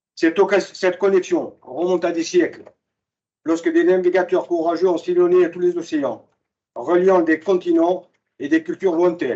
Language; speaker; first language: French; native; French